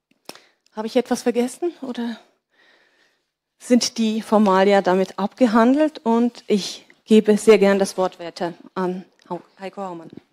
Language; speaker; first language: German; native; German